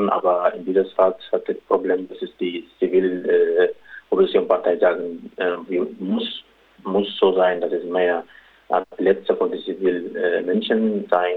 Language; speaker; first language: German; non-native, local second language; Arabic